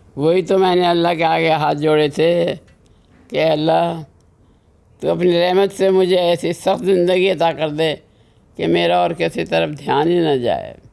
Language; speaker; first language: Urdu; native; Urdu